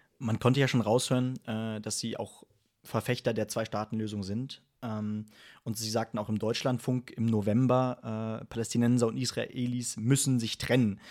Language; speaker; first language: German; native; German